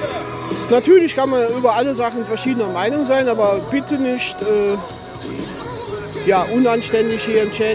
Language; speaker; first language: German; native; German